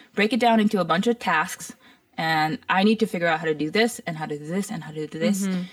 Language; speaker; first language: English; early bilingual, other home language; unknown